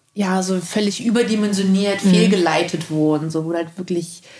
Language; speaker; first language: German; native; German